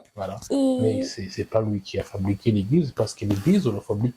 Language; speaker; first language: French; non-native, fluent; Kinyarwanda